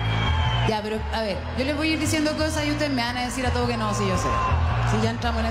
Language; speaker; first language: Spanish; native; Spanish